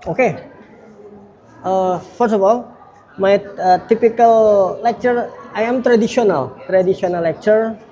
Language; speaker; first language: English; non-native, learner; Indonesian